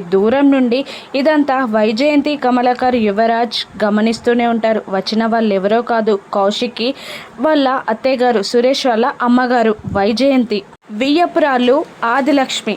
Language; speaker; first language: Telugu; native; Telugu